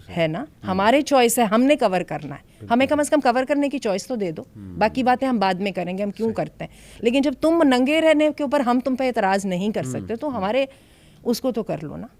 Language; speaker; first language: Urdu; native; Urdu